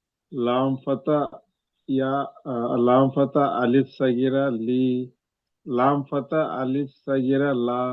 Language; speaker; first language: Arabic; non-native, learner; Telugu